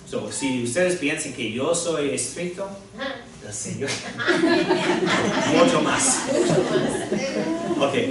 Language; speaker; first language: Spanish; non-native, fluent; English